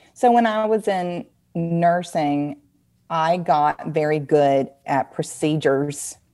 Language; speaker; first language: English; native; English